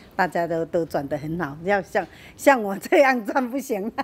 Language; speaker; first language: Chinese; native; Chinese